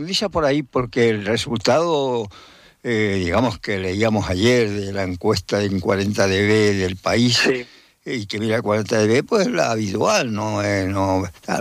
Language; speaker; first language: Spanish; native; Spanish